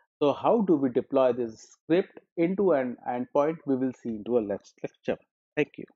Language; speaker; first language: English; non-native, local second language; Hindi